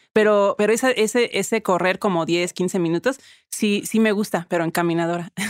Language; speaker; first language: Spanish; early bilingual, other home language; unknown